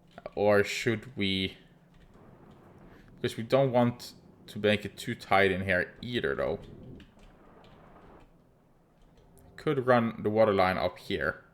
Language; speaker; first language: English; non-native, fluent; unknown